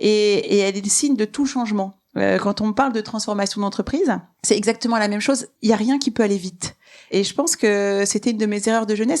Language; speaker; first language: French; native; French